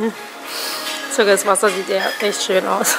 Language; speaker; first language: German; native; German